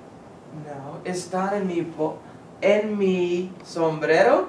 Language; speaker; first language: Spanish; non-native, fluent; English